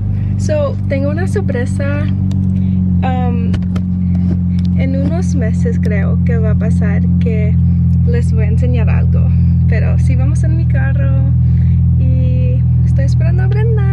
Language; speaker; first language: Spanish; early bilingual, heritage; Spanish